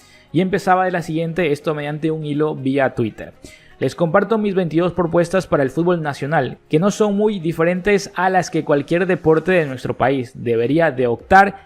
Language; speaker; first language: Spanish; native; Spanish